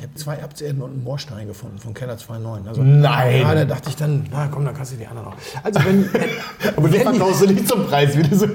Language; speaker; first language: German; native; German